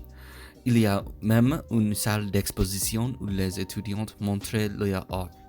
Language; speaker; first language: French; non-native, learner; English